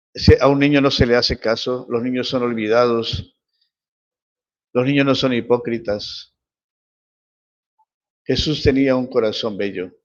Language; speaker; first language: Spanish; native; Spanish